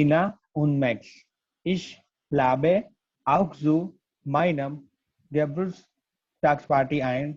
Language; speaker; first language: German; non-native, learner; Gujarati